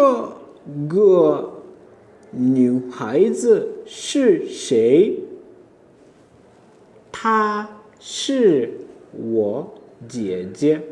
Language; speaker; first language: Chinese; non-native, fluent; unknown